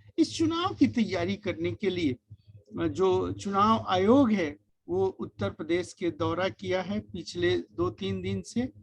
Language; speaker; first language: Hindi; native; Hindi